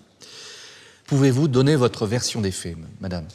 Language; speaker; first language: French; native; French